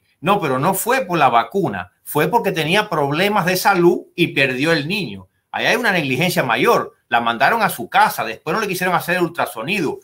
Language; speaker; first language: Spanish; native; Spanish